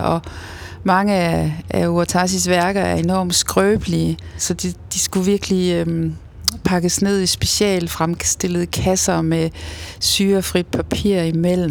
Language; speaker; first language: Danish; native; Danish